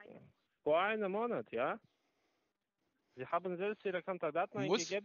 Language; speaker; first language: German; non-native, learner; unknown